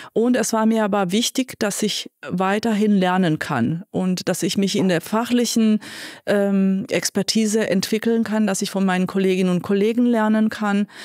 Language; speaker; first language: German; non-native, fluent; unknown